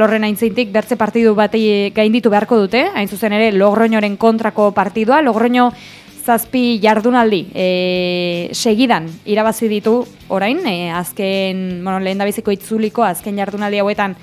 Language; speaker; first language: Basque; native; Basque